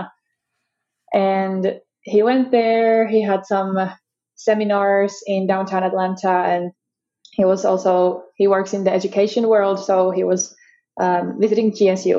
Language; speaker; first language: English; non-native, fluent; Finnish